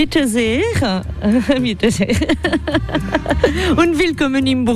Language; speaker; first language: German; non-native, fluent; French